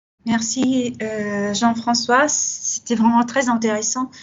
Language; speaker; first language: French; non-native, fluent; Russian